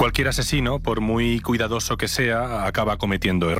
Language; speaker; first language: Spanish; native; Spanish